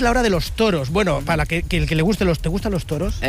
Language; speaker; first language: Spanish; native; Spanish